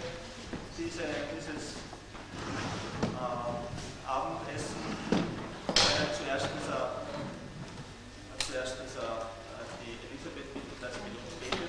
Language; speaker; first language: German; non-native, learner; Czech